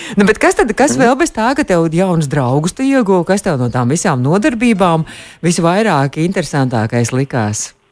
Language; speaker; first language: Latvian; native; Latvian